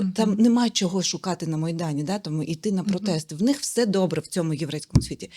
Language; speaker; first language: Ukrainian; non-native, local second language; Russian